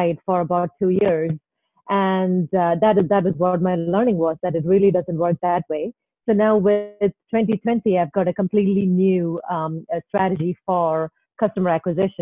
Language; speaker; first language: English; non-native, local second language; Malayalam